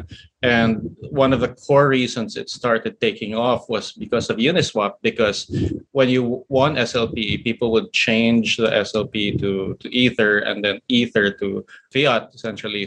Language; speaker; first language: English; non-native, local second language; Filipino